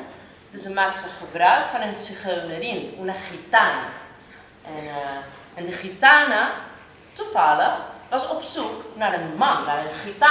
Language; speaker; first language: Dutch; non-native, fluent; Spanish